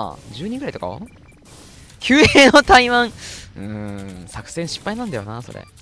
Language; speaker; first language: Japanese; native; Japanese